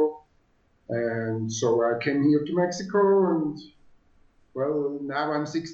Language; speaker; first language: English; non-native, fluent; Swiss German